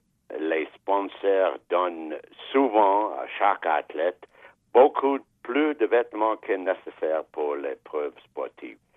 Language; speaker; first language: French; non-native, fluent; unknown